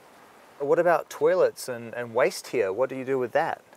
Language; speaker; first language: English; native; English